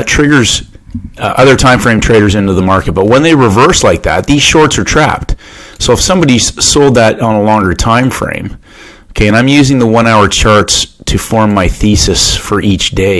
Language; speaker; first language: English; native; English